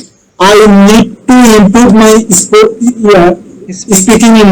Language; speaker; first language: English; non-native, learner; Bangla